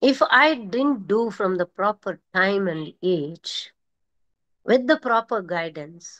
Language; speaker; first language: English; non-native, local second language; Kannada